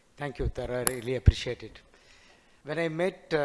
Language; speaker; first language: English; non-native, local second language; Tamil